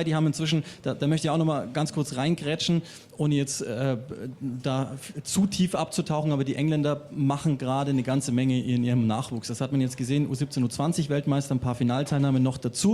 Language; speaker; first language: German; native; German